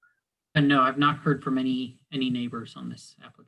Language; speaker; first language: English; native; English